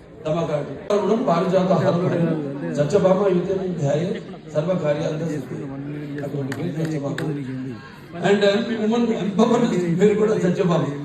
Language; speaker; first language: Telugu; native; Telugu